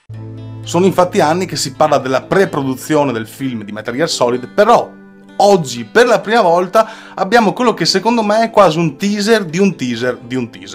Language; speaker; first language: Italian; native; Italian